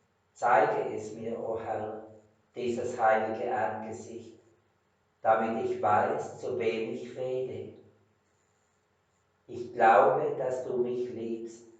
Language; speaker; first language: German; native; German